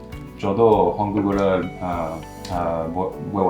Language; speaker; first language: Korean; non-native, learner; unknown